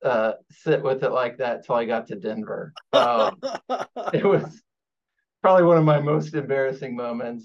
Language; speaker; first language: English; native; English